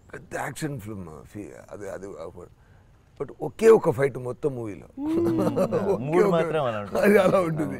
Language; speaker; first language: Telugu; non-native, fluent; Tamil